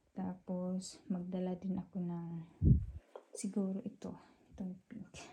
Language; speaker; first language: Filipino; non-native, local second language; Cebuano